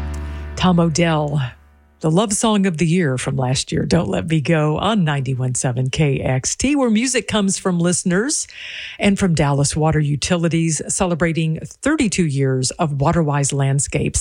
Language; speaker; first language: English; native; English